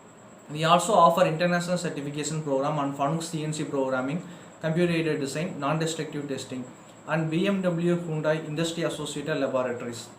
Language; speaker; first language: English; non-native, local second language; Tamil